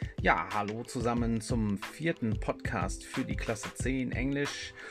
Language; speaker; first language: German; native; German